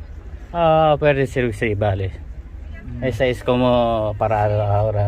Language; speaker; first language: Spanish; non-native, learner; Filipino